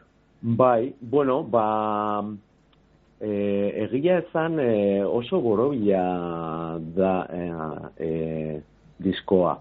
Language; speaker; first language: Basque; non-native, local second language; Spanish